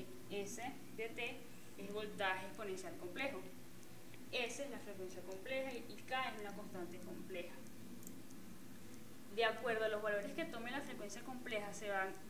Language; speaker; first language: Spanish; native; Spanish